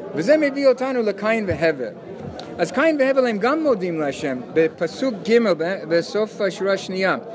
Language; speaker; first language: Hebrew; non-native, fluent; English